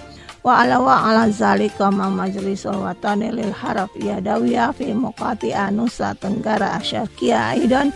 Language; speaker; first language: Arabic; non-native, fluent; Indonesian